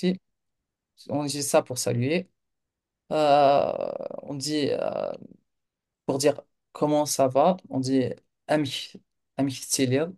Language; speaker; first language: French; non-native, local second language; Kabyle